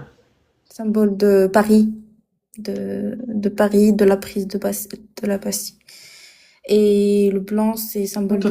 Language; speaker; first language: French; non-native, fluent; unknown